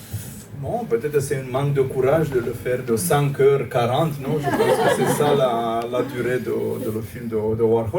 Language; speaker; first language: French; non-native, fluent; Romanian